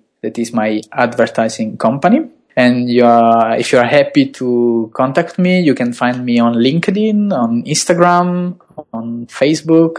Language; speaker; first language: English; non-native, fluent; Italian